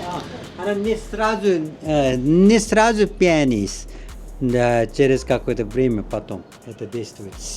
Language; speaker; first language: Russian; non-native, fluent; Nepali